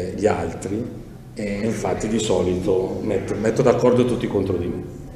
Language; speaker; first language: Italian; native; Italian